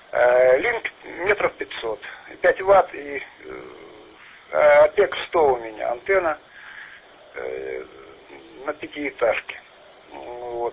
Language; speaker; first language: Russian; native; Russian